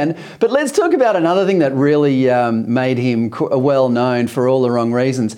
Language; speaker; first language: English; native; English